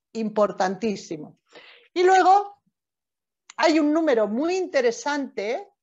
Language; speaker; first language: Spanish; native; Spanish